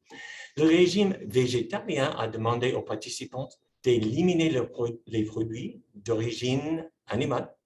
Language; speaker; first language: French; non-native, fluent; English